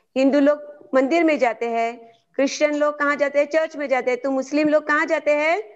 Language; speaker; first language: Hindi; non-native, local second language; Marathi